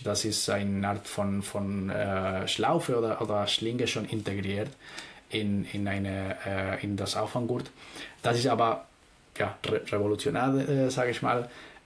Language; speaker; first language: German; non-native, fluent; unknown